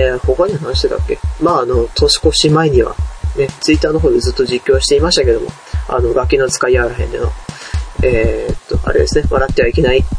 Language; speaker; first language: Japanese; native; Japanese